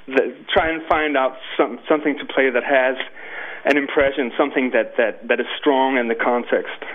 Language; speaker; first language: English; non-native, fluent; Danish